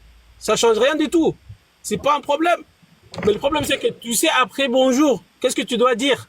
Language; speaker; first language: French; non-native, fluent; Arabic